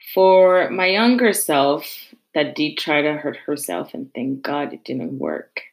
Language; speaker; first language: English; non-native, fluent; French